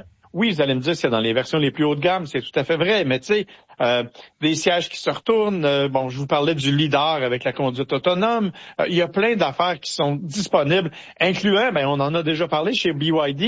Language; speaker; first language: French; native; French